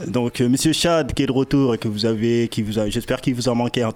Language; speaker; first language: French; native; French